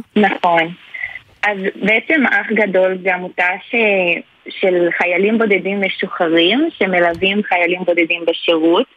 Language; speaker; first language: Hebrew; non-native, fluent; Portuguese